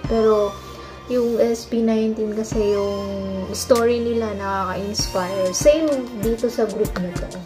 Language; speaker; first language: Filipino; native; Filipino